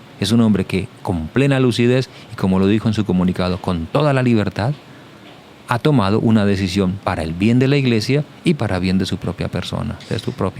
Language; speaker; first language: Spanish; native; Spanish